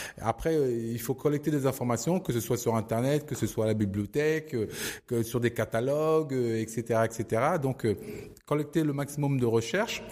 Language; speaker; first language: French; early bilingual, other home language; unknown